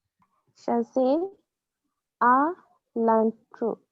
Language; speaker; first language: French; non-native, learner; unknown